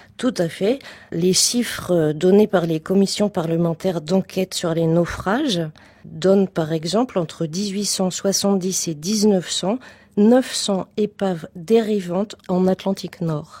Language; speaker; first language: French; native; French